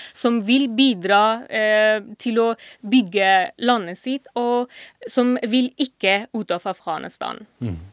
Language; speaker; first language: Norwegian; non-native, fluent; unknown